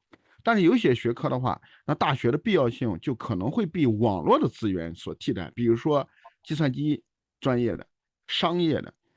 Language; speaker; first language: Chinese; native; Chinese